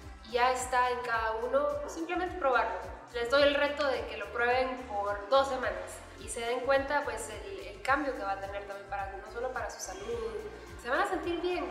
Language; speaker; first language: Spanish; native; Spanish